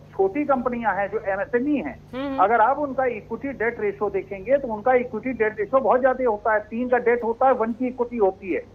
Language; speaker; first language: Hindi; native; Hindi